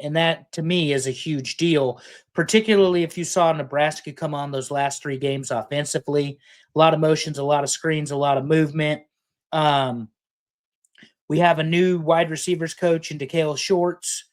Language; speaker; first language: English; native; English